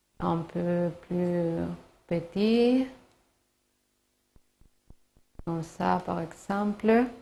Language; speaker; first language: French; non-native, learner; Spanish